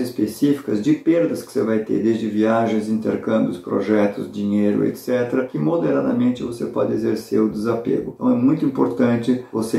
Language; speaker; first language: Portuguese; native; Portuguese